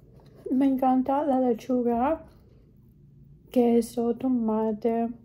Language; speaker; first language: Spanish; early bilingual, heritage; Spanish